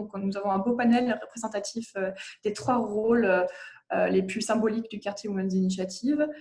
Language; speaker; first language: French; native; French